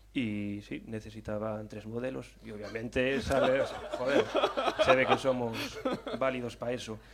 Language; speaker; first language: Spanish; native; Spanish